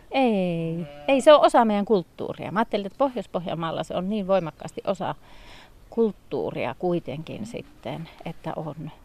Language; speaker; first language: Finnish; native; Finnish